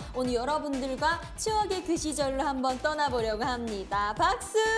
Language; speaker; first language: Korean; native; Korean